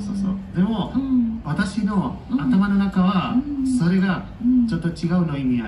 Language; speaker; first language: Japanese; non-native, learner; Spanish